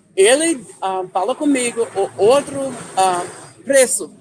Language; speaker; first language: Portuguese; non-native, learner; English